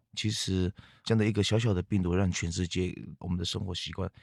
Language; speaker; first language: Chinese; non-native, local second language; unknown